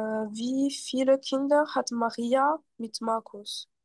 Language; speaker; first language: German; non-native, fluent; French